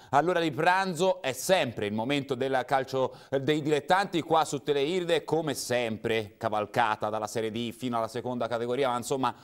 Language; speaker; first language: Italian; native; Italian